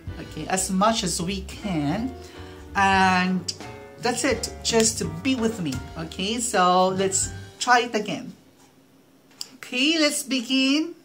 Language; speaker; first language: English; non-native, local second language; Filipino